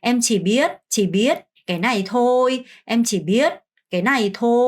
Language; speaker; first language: Vietnamese; non-native, fluent; Korean